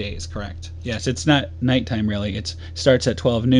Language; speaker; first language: English; native; English